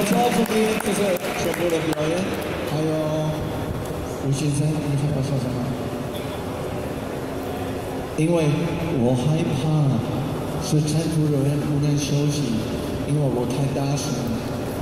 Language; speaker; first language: Chinese; non-native, fluent; English